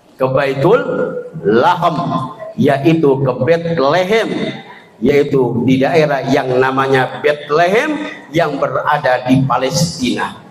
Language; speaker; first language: Indonesian; native; Indonesian